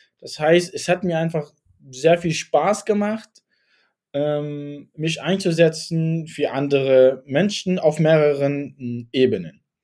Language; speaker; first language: German; early bilingual, other home language; Kurdish